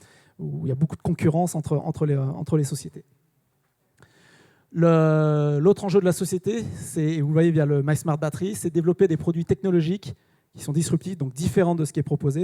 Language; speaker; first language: French; native; French